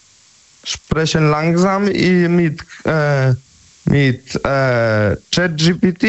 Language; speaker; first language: German; non-native, learner; Polish